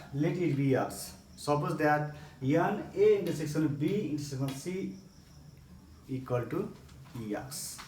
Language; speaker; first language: English; non-native, local second language; Nepali